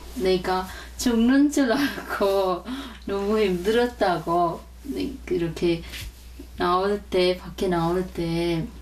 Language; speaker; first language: Korean; non-native, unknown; Sinhala